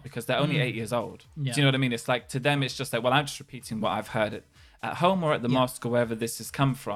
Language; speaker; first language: English; native; English